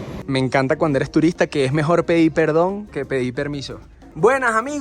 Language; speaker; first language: Spanish; native; Spanish